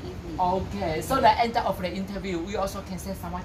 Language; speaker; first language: English; non-native, learner; Chinese